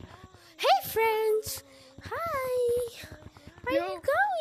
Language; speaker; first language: English; native; English